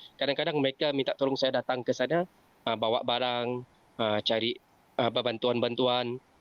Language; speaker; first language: Malay; native; Malay